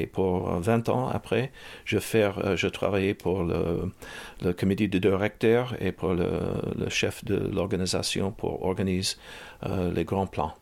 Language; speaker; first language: French; early bilingual, heritage; English